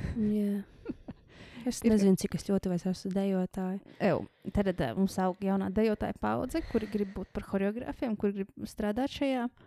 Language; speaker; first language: Latvian; early bilingual, heritage; Latvian